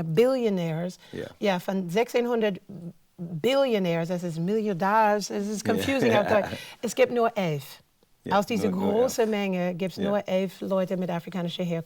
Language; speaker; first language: German; non-native, fluent; English